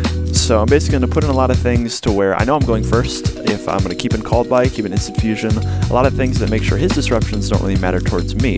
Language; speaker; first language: English; native; English